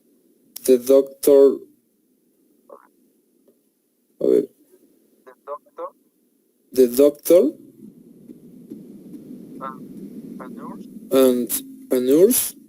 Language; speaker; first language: English; non-native, learner; Spanish